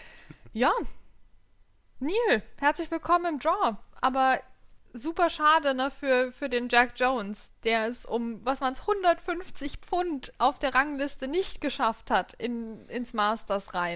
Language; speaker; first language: German; native; German